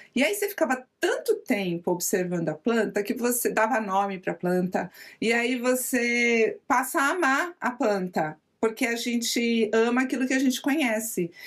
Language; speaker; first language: Portuguese; native; Portuguese